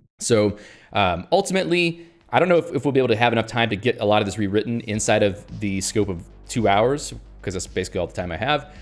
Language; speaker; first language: English; native; English